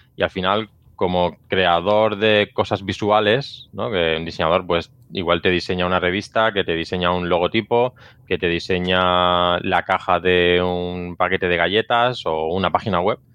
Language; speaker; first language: Spanish; native; Spanish